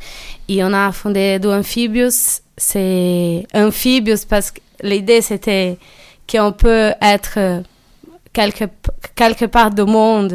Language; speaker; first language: French; non-native, learner; Portuguese